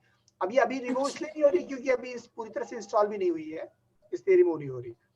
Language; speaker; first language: Hindi; native; Hindi